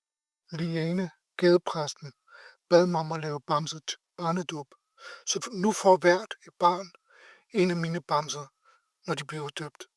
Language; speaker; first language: Danish; native; Danish